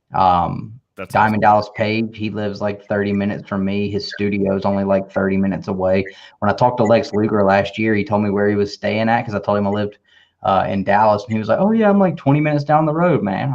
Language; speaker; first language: English; native; English